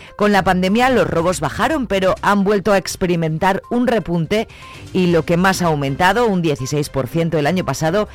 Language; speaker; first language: Spanish; native; Spanish